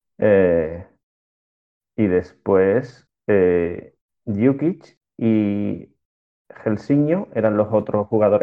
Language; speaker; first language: Portuguese; non-native, learner; Spanish